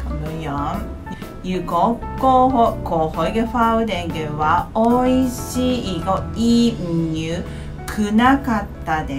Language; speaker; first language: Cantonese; non-native, fluent; Japanese